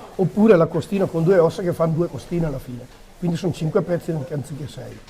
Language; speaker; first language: Italian; native; Italian